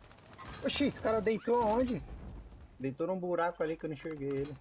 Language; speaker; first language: Portuguese; native; Portuguese